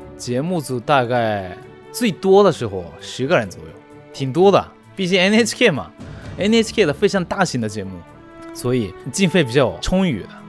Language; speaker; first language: Chinese; non-native, fluent; Japanese